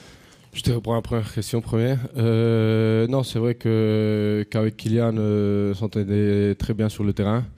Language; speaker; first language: French; non-native, fluent; Spanish